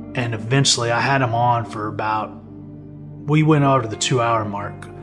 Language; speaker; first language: English; native; English